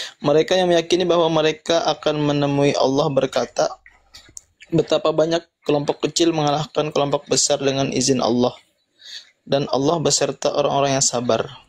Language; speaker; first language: Indonesian; non-native, local second language; Banjar